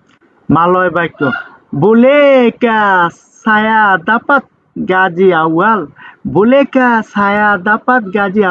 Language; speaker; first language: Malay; non-native, fluent; Bangla